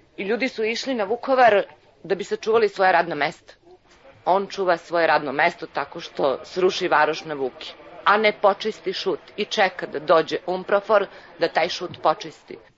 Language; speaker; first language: Serbian; native; Serbian